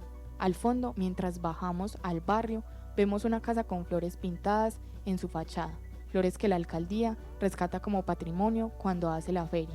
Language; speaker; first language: Spanish; native; Spanish